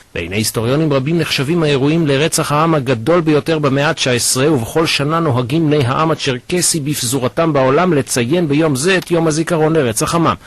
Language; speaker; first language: Hebrew; native; Hebrew